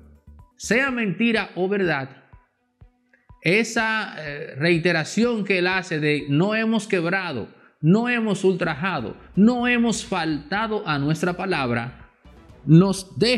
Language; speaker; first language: Spanish; native; Spanish